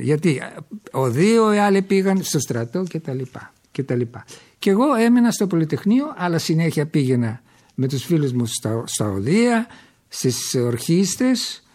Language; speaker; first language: Greek; early bilingual, heritage; Greek